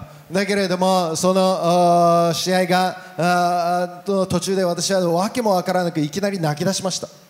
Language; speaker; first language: Japanese; native; Japanese